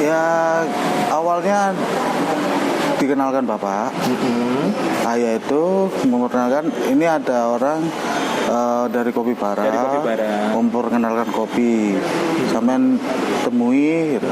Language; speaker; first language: Indonesian; non-native, local second language; Javanese